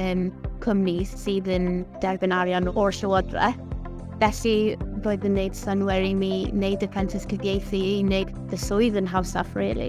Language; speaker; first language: Welsh; non-native, local second language; English